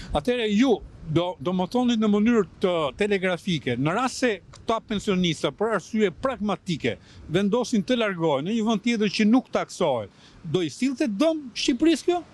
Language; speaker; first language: Albanian; native; Albanian